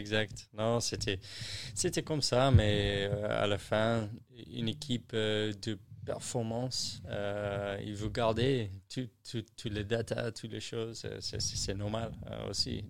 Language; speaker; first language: French; non-native, learner; English